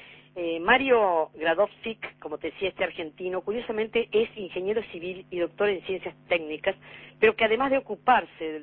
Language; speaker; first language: Spanish; native; Spanish